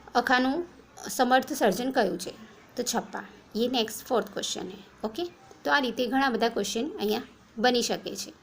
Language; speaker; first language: Hindi; non-native, local second language; Gujarati